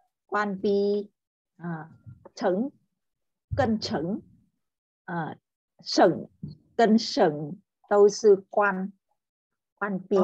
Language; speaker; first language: Chinese; non-native, learner; Vietnamese